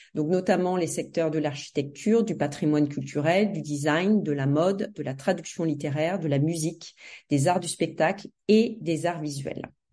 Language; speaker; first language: French; native; French